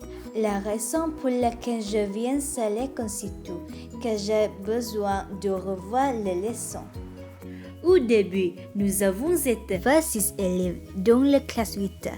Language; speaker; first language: French; non-native, learner; Vietnamese